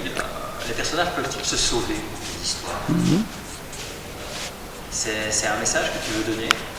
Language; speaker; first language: French; native; French